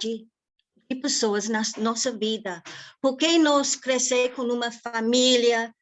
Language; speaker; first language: Portuguese; non-native, fluent; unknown